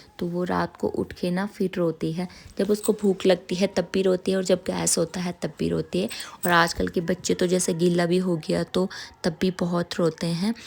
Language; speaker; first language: Hindi; native; Hindi